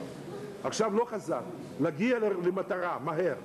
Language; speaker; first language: Hebrew; non-native, fluent; Russian